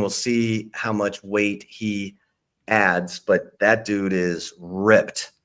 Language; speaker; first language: English; native; English